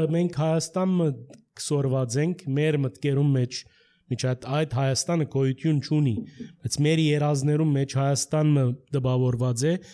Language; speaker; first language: Armenian; early bilingual, heritage; Armenian